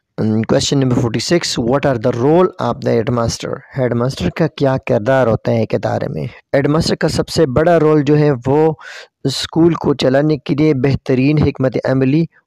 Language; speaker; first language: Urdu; non-native, local second language; Pashto